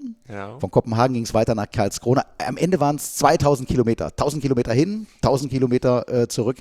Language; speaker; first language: German; native; German